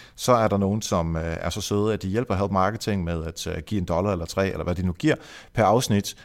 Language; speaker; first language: Danish; native; Danish